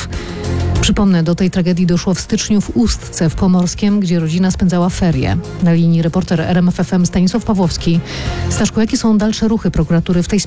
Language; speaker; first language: Polish; native; Polish